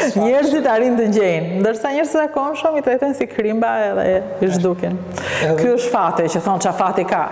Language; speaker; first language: Albanian; native; Albanian